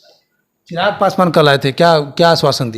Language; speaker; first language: Hindi; native; Hindi